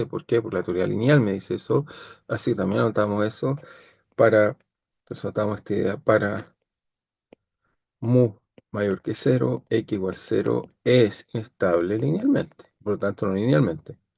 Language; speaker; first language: Spanish; native; Spanish